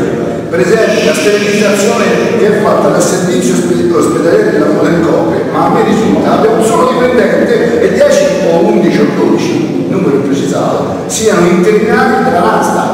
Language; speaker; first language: Italian; native; Italian